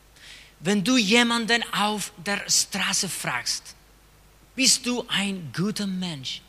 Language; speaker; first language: German; non-native, fluent; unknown